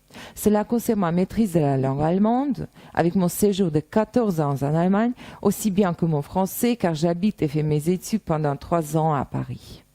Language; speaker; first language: French; non-native, fluent; Russian